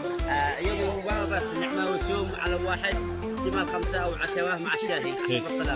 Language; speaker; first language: Arabic; native; Arabic